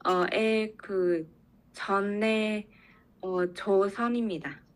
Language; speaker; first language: Korean; non-native, learner; Vietnamese